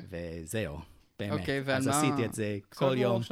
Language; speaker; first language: Hebrew; non-native, fluent; English